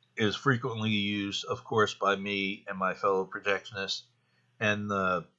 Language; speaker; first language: English; native; English